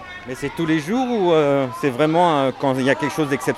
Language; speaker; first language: French; native; French